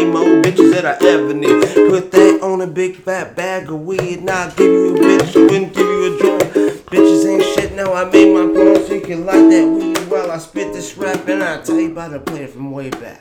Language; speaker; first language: English; native; English